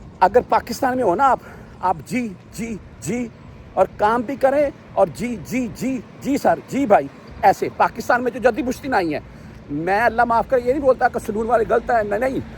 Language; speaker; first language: Urdu; non-native, local second language; Punjabi